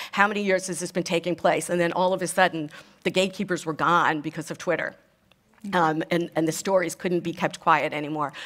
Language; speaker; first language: English; native; English